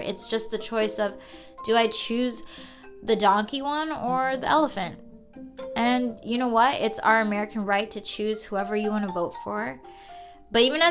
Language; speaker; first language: English; native; English